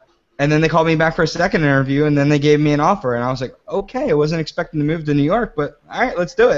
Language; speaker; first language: English; native; English